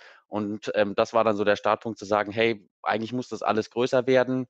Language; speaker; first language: German; native; German